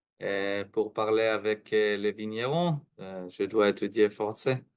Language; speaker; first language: French; non-native, learner; Hebrew